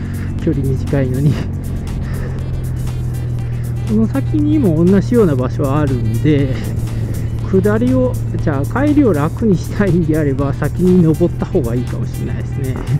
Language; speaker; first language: Japanese; native; Japanese